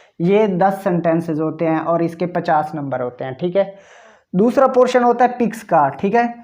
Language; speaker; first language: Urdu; native; Urdu